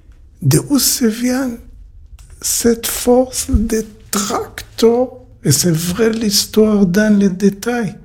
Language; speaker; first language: French; non-native, learner; Hebrew